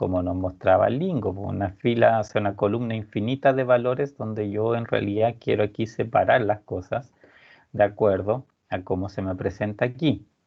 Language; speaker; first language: Spanish; native; Spanish